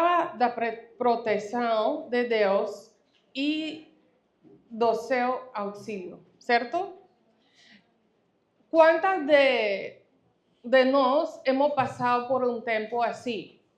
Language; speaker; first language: Portuguese; non-native, fluent; Spanish